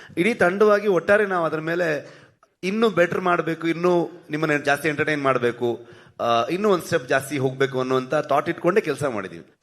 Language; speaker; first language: Kannada; native; Kannada